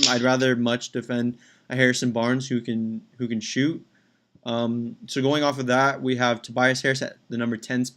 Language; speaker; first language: English; native; English